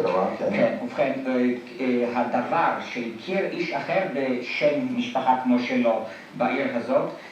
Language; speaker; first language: Hebrew; non-native, fluent; Polish